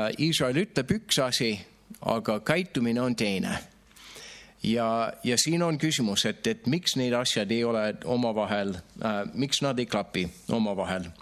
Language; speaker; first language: Estonian; non-native, fluent; English